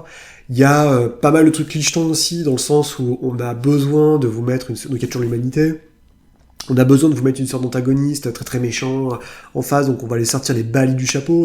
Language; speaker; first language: French; native; French